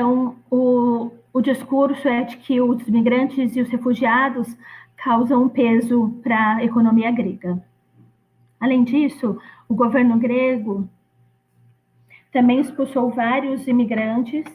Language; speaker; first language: Portuguese; non-native, fluent; Greek